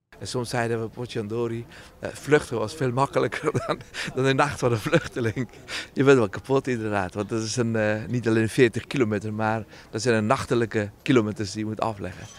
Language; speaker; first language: Dutch; non-native, fluent; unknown